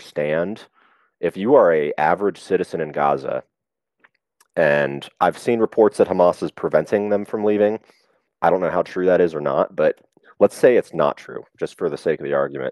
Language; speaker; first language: English; native; English